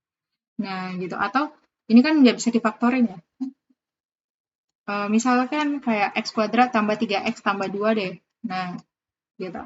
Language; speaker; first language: Indonesian; native; Indonesian